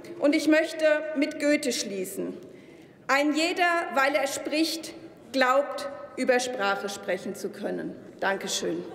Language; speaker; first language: German; native; German